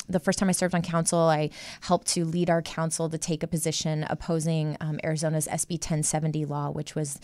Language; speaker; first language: English; native; English